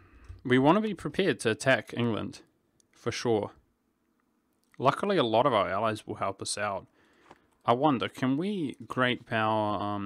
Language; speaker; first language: English; native; English